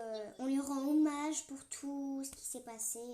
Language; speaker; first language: French; native; French